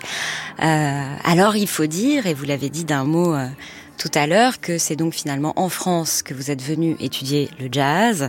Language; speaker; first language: French; native; French